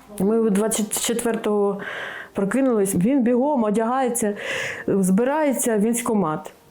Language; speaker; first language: Ukrainian; non-native, local second language; Russian